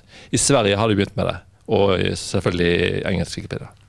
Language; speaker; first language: Norwegian; non-native, fluent; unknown